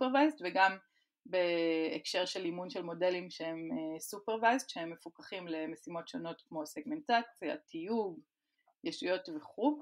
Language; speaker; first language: Hebrew; native; Hebrew